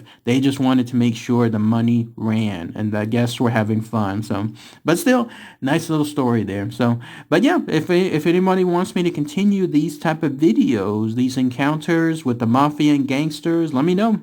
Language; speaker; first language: English; native; English